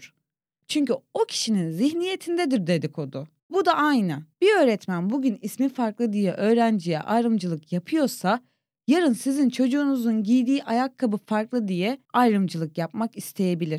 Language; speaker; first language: Turkish; native; Turkish